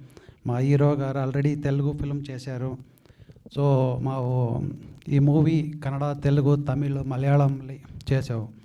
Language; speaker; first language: Telugu; non-native, learner; Kannada